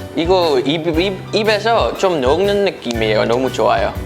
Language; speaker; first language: Korean; non-native, fluent; Dutch